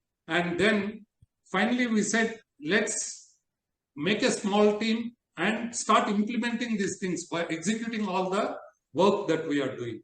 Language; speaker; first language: English; non-native, local second language; Telugu